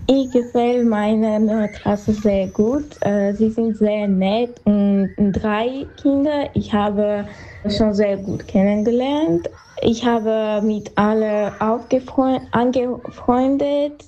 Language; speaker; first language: German; non-native, learner; Armenian